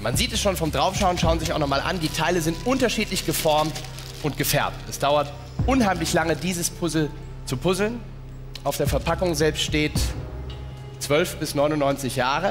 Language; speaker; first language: German; native; German